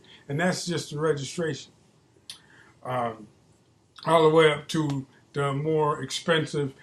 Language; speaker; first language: English; native; English